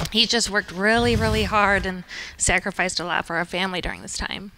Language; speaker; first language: English; native; English